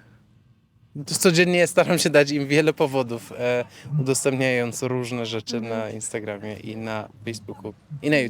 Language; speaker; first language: Polish; non-native, fluent; Persian